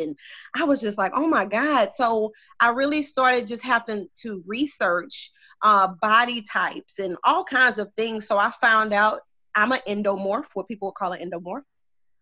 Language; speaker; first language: English; native; English